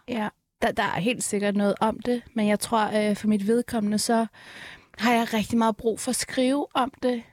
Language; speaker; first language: Danish; early bilingual, other home language; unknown